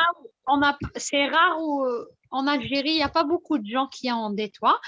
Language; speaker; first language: French; non-native, local second language; Arabic